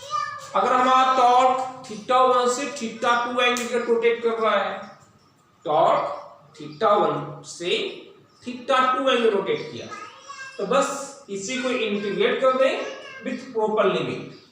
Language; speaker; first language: Hindi; native; Hindi